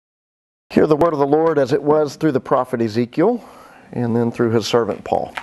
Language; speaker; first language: English; native; English